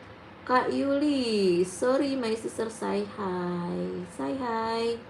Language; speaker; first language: English; non-native, learner; Indonesian